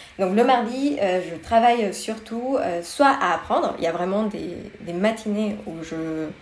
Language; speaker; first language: French; non-native, fluent; Spanish